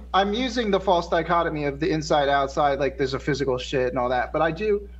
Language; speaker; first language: English; native; English